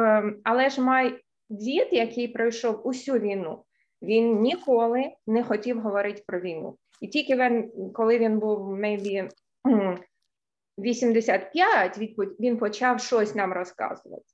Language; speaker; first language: Ukrainian; non-native, local second language; Russian